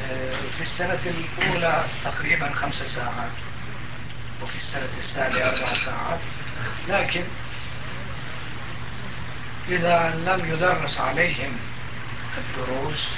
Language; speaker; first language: Arabic; non-native, local second language; Turkish